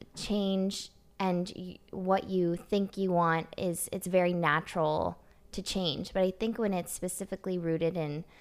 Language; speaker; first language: English; native; English